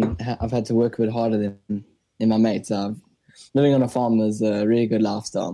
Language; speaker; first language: English; native; English